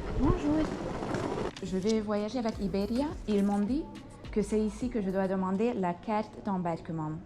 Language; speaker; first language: French; non-native, learner; Hungarian